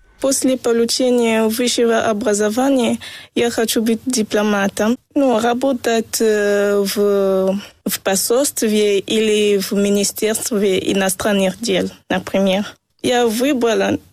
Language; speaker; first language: Russian; non-native, learner; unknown